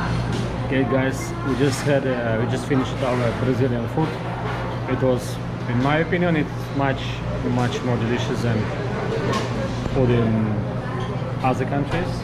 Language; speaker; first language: English; non-native, fluent; Russian